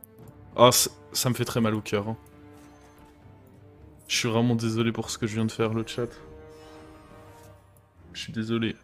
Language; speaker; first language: French; native; French